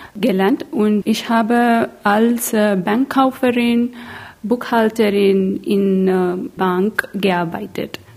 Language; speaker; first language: German; non-native, learner; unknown